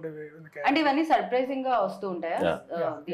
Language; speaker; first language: Telugu; native; Telugu